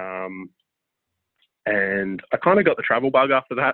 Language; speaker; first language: English; native; English